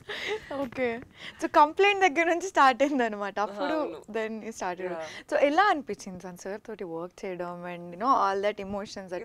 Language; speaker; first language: Telugu; native; Telugu